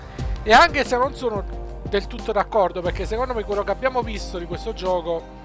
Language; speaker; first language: Italian; native; Italian